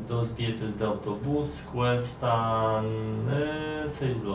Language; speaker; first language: Spanish; non-native, learner; Polish